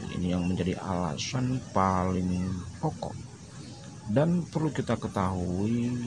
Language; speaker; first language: Indonesian; native; Indonesian